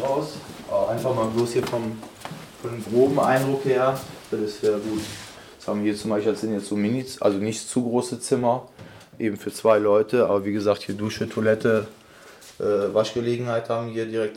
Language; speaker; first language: German; native; German